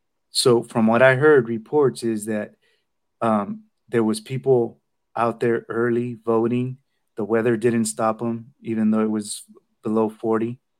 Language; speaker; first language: English; early bilingual, other home language; Spanish